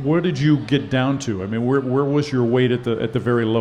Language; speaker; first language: English; native; English